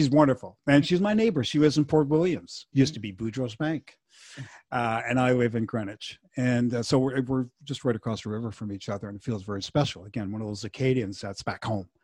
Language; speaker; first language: English; non-native, fluent; French